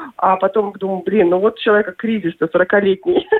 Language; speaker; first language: Russian; native; Russian